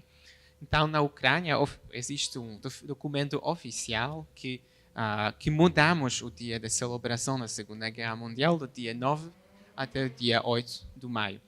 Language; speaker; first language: Portuguese; non-native, fluent; Polish